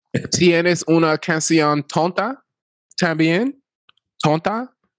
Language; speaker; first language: Spanish; non-native, learner; English